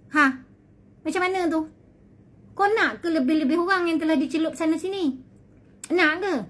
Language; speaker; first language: Malay; native; Malay